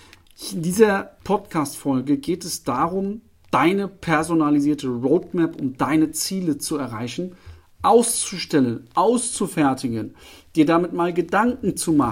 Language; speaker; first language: German; native; German